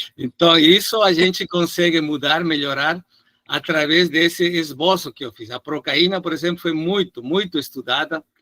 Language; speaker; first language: Portuguese; non-native, fluent; Spanish